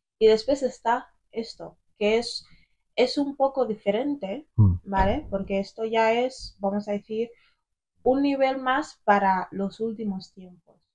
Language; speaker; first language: Spanish; early bilingual, other home language; English